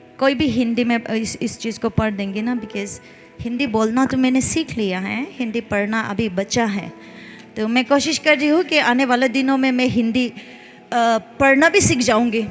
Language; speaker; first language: Hindi; non-native, local second language; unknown